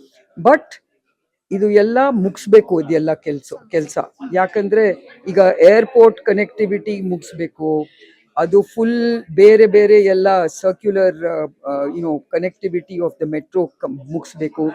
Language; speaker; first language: Kannada; non-native, local second language; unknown